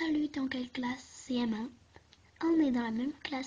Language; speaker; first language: French; native; French